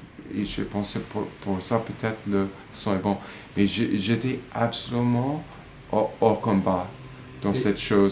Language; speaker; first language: French; non-native, fluent; English